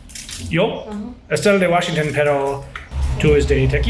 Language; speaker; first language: Spanish; non-native, learner; English